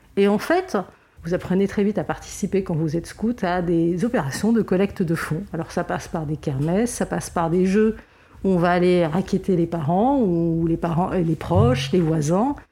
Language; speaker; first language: French; non-native, local second language; Arabic